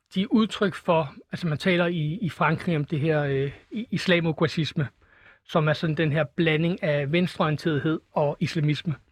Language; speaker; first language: Danish; native; Danish